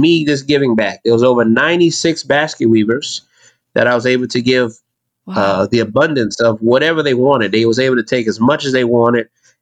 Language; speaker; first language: English; native; English